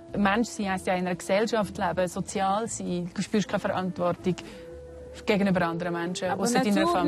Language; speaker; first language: German; native; German